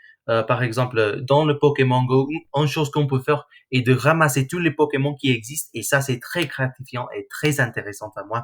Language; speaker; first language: French; non-native, learner; English